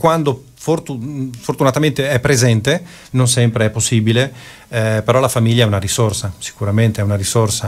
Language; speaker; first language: Italian; native; Italian